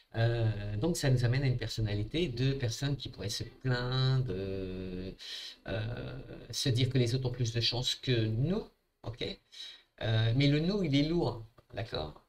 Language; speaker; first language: French; native; French